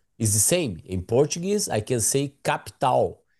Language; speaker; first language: English; non-native, learner; Portuguese